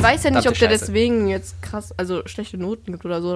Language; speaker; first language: German; native; German